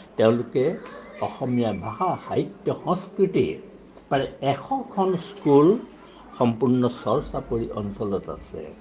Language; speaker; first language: Assamese; native; Assamese